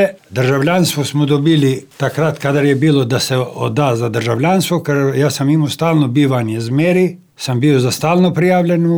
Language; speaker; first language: Slovenian; non-native, fluent; Albanian